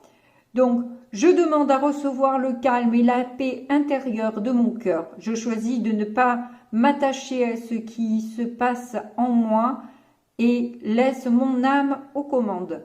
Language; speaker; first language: French; native; French